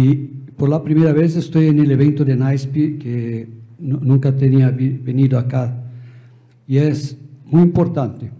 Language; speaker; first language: Spanish; non-native, fluent; Portuguese